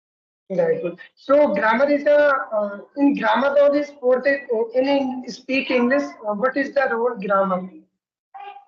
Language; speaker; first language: English; non-native, learner; Hindi